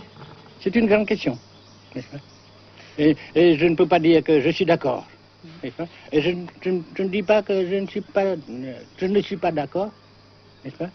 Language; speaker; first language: French; non-native, local second language; Vietnamese